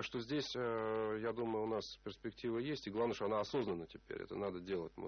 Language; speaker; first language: Russian; native; Russian